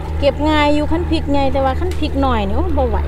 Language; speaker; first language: Thai; non-native, local second language; Northeastern Thai